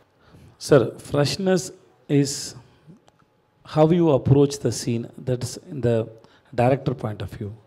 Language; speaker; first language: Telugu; non-native, learner; Tamil